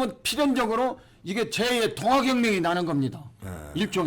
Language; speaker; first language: Korean; native; Korean